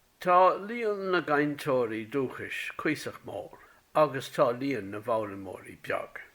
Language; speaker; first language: Irish; native; Irish